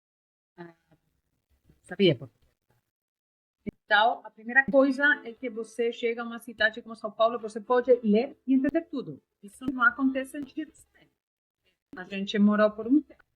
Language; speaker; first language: Portuguese; non-native, learner; Spanish